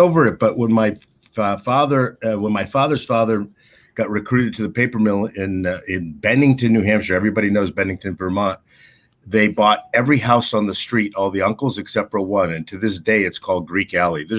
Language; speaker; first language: English; native; English